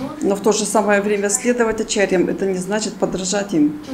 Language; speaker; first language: Russian; native; Russian